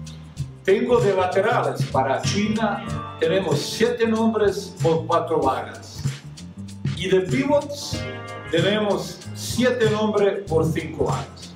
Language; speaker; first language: Spanish; non-native, fluent; Croatian